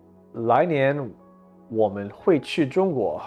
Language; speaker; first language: Chinese; non-native, learner; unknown